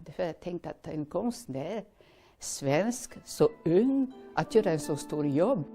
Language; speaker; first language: Swedish; non-native, fluent; French